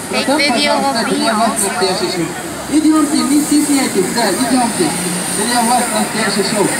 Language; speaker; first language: Russian; non-native, learner; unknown